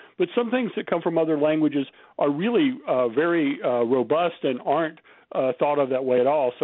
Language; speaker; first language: English; native; English